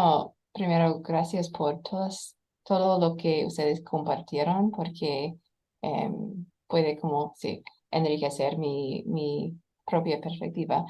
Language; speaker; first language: Spanish; non-native, fluent; English